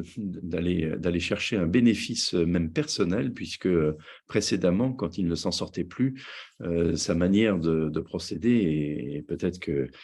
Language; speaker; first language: French; native; French